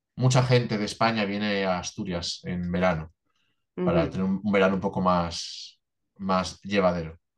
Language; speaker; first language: Spanish; native; Spanish